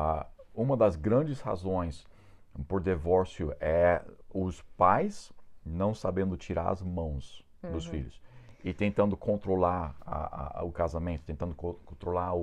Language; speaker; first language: Portuguese; non-native, fluent; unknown